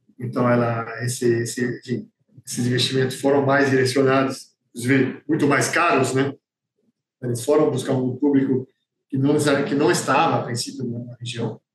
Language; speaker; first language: Portuguese; non-native, fluent; French